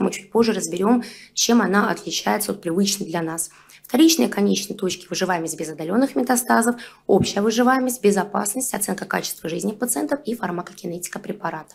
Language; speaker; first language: Russian; native; Russian